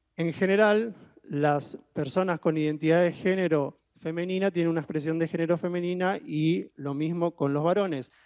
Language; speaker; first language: Spanish; native; Spanish